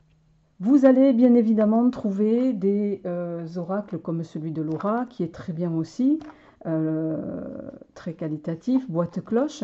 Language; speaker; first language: French; native; French